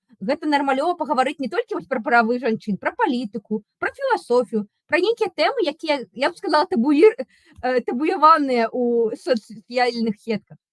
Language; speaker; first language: Belarusian; non-native, local second language; Russian